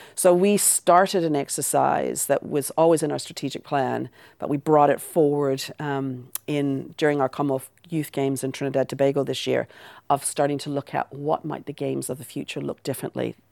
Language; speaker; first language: English; native; English